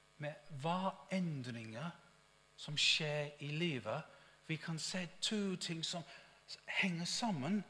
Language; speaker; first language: Norwegian; non-native, fluent; English